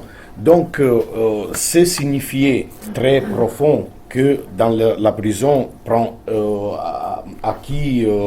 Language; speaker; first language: French; non-native, fluent; Italian